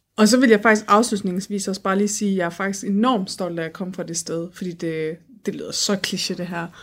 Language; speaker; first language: Danish; early bilingual, other home language; Turkish